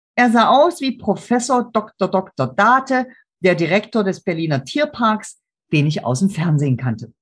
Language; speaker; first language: German; native; German